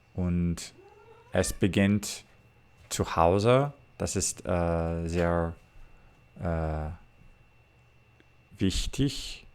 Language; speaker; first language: German; non-native, learner; English